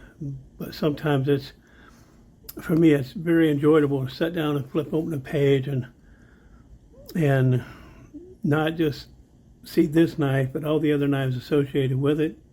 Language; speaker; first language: English; native; English